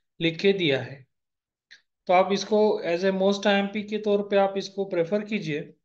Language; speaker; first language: Hindi; non-native, local second language; Marathi